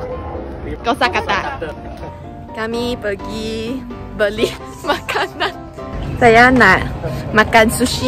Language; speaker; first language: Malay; non-native, local second language; Chinese